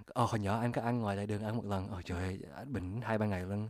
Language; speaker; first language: Vietnamese; early bilingual, other home language; English